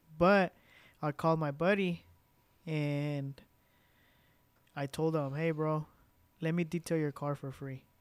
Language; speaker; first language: English; early bilingual, other home language; Spanish